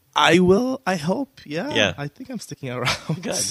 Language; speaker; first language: English; non-native, fluent; Polish